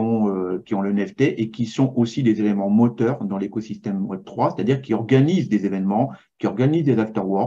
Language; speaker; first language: French; native; French